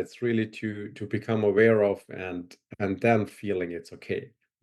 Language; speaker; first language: English; non-native, fluent; German